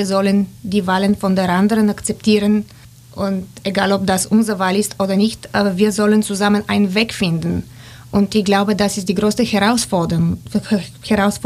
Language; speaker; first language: German; non-native, fluent; Bulgarian